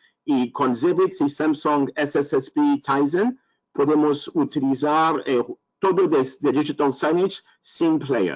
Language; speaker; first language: Spanish; non-native, learner; French